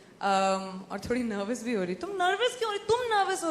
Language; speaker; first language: Hindi; native; Hindi